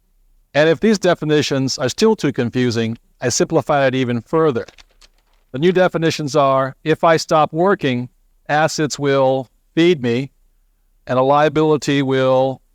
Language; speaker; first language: English; native; English